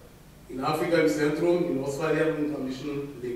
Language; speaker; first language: German; non-native, fluent; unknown